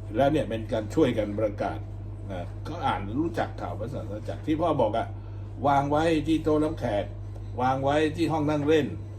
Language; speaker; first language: Thai; native; Thai